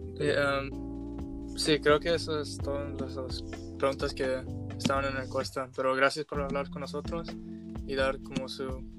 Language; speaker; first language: Spanish; early bilingual, heritage; Spanish